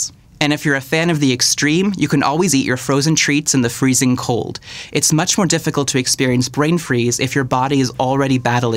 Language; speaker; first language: English; native; English